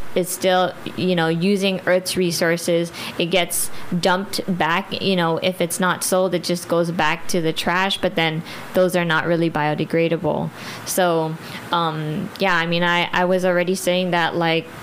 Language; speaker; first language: English; early bilingual, other home language; Filipino